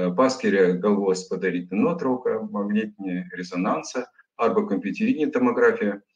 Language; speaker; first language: Lithuanian; non-native, local second language; Russian